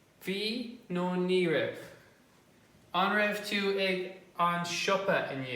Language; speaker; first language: Irish; non-native, local second language; English